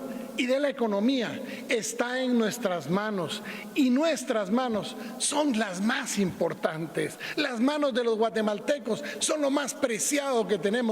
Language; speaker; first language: Spanish; native; Spanish